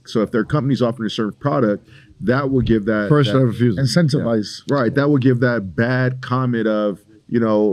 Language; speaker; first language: English; native; English